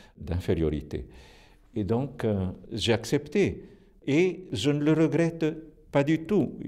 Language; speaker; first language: French; non-native, local second language; Italian